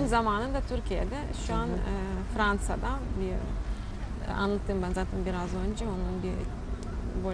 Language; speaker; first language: Turkish; non-native, learner; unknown